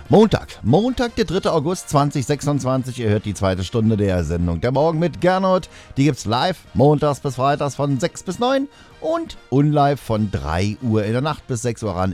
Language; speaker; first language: German; native; German